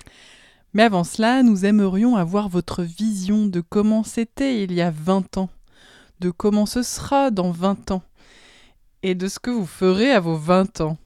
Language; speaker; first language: French; native; French